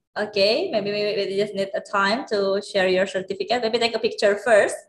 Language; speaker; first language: English; non-native, learner; Indonesian